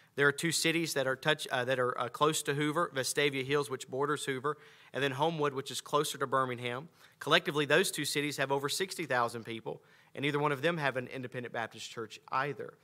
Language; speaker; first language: English; native; English